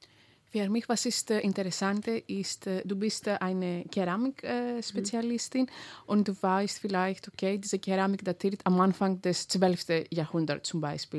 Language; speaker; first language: German; non-native, fluent; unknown